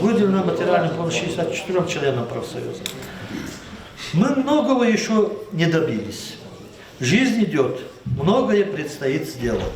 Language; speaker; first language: Russian; non-native, local second language; Lezghian